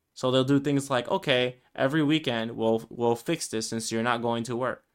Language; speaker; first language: English; early bilingual, other home language; Spanish